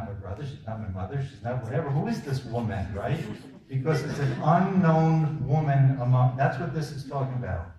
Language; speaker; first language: English; native; English